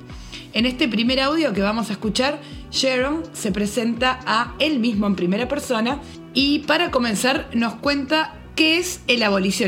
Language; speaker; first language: Spanish; native; Spanish